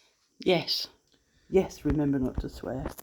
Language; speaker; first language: English; native; English